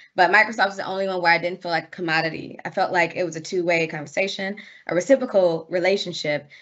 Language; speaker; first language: English; native; English